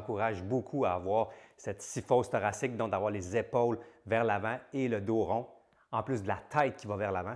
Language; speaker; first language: French; native; French